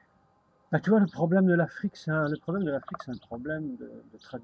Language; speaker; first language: French; native; French